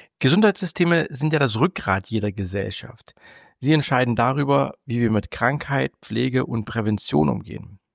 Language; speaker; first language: German; native; German